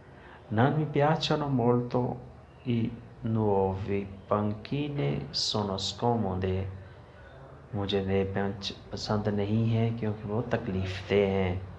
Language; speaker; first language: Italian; non-native, learner; Urdu